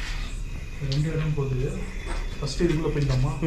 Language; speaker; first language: Tamil; native; Tamil